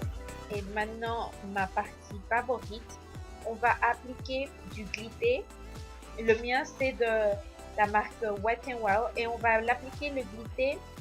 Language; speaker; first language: French; non-native, learner; Spanish